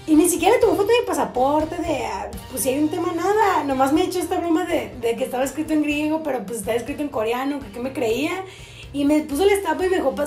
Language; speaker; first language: Spanish; native; Spanish